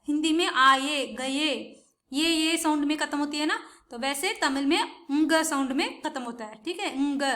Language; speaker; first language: Hindi; non-native, local second language; Tamil